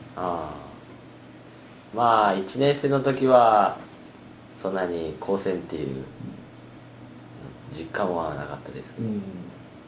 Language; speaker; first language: Japanese; native; Japanese